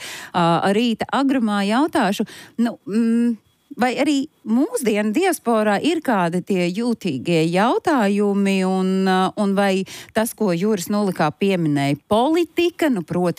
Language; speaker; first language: Latvian; native; Latvian